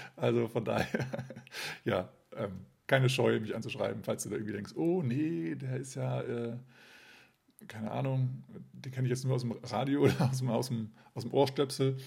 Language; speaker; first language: German; native; German